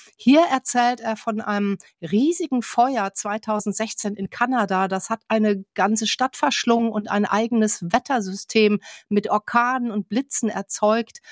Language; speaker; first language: German; native; German